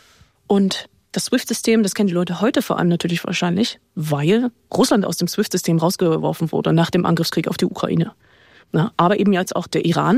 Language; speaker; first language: German; native; German